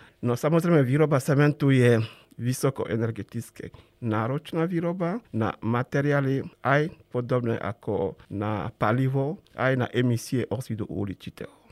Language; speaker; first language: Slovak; non-native, fluent; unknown